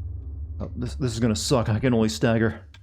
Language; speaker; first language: English; native; English